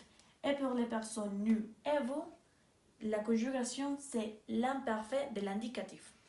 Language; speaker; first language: French; non-native, learner; Spanish